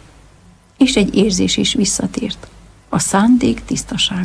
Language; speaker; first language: Hungarian; native; Hungarian